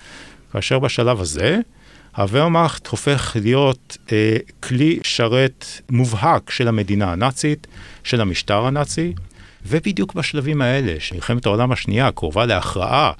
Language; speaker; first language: Hebrew; native; Hebrew